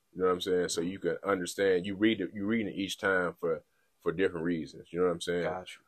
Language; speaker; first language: English; native; English